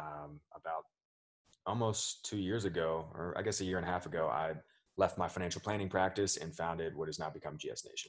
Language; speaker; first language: English; native; English